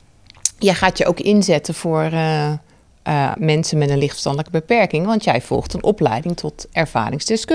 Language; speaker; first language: Dutch; native; Dutch